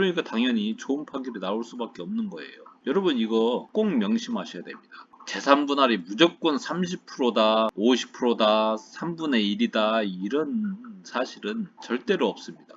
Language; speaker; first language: Korean; native; Korean